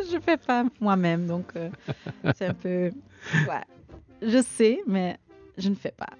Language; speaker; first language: French; non-native, learner; Dutch